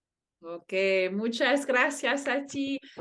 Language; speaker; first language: Spanish; non-native, learner; French